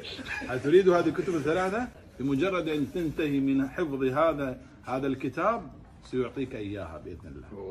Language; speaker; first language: Arabic; native; Arabic